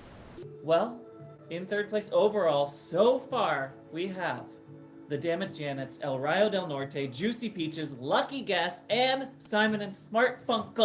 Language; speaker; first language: English; native; English